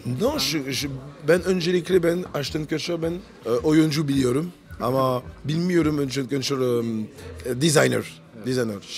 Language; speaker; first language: Turkish; non-native, learner; French